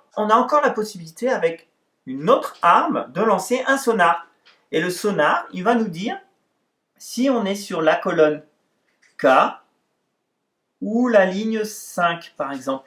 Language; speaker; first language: French; native; French